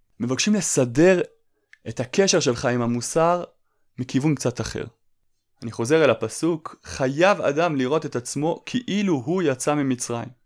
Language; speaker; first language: Hebrew; native; Hebrew